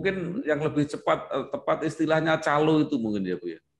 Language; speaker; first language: Indonesian; native; Indonesian